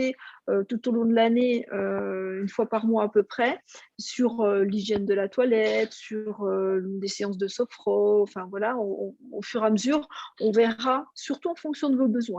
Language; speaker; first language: French; native; French